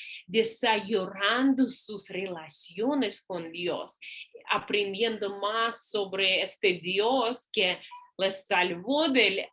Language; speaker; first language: Spanish; non-native, fluent; English